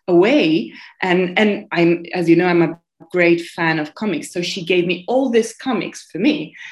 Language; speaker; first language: English; non-native, fluent; Italian